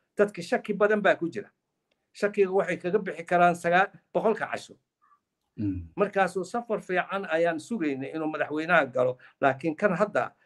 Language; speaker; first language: Somali; native; Somali